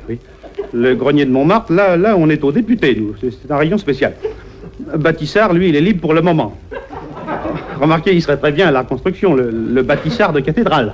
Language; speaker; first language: French; native; French